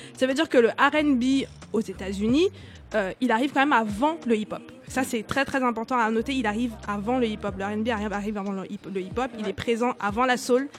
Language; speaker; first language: French; native; French